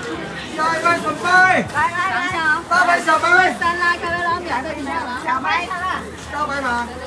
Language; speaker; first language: Chinese; native; Chinese